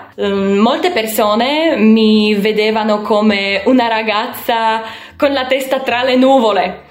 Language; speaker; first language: Italian; non-native, fluent; Slovak